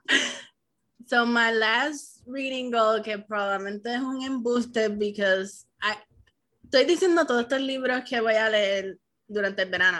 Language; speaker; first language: Spanish; early bilingual, heritage; Spanish